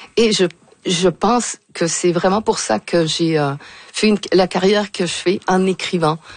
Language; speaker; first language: French; native; French